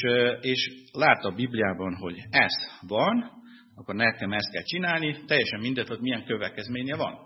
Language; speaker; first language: Hungarian; non-native, fluent; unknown